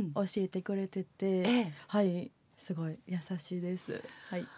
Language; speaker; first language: Japanese; non-native, learner; Indonesian